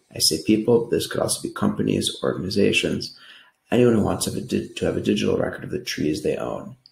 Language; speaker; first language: English; native; English